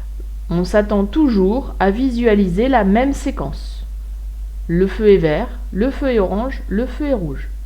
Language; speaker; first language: French; native; French